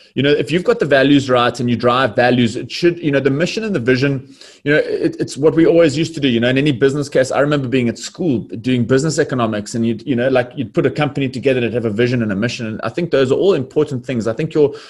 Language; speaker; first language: English; native; English